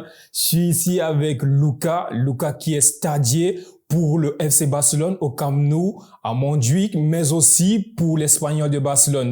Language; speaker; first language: French; native; French